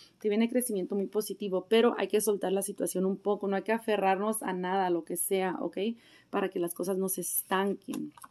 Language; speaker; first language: Spanish; early bilingual, heritage; Spanish